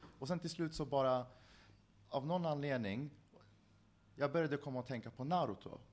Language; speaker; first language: Swedish; early bilingual, other home language; Central Kurdish